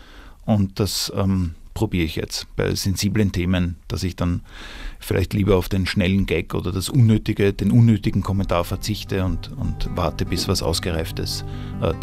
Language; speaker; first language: German; native; German